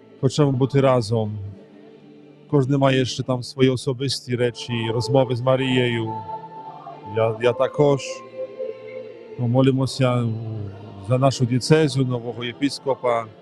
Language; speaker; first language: Ukrainian; non-native, fluent; Polish